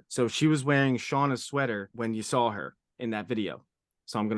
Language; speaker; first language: English; native; English